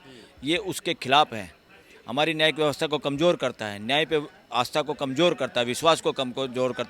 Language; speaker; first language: Hindi; native; Hindi